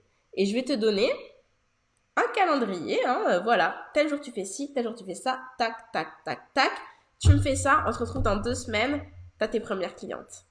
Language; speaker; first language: French; native; French